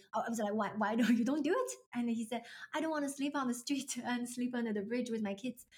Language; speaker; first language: English; non-native, fluent; Chinese